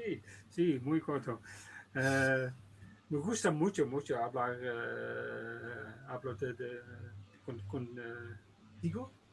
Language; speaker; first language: Spanish; non-native, learner; Dutch